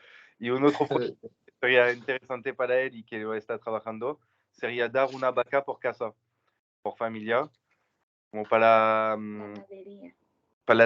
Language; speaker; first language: Spanish; non-native, learner; French